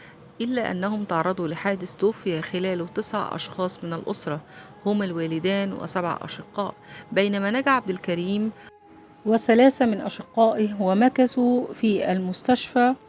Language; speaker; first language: Arabic; native; Arabic